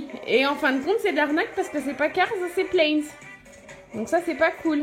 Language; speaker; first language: French; native; French